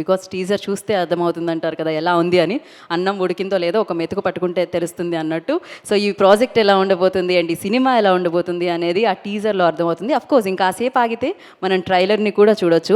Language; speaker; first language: Telugu; native; Telugu